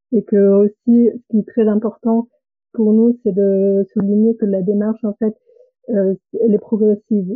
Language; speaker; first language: French; non-native, fluent; German